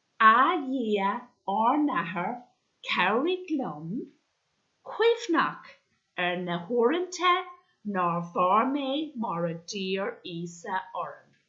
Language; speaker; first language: Irish; non-native, local second language; English